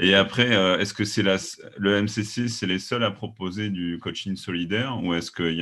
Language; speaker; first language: French; native; French